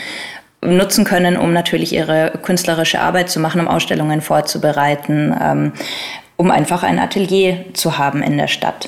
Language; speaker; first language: German; native; German